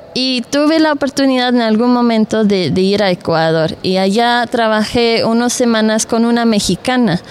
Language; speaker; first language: Spanish; non-native, fluent; Dutch